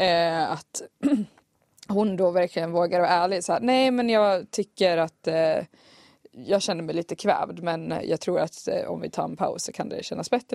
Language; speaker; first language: Swedish; native; Swedish